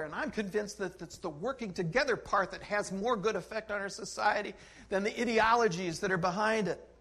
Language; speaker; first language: English; native; English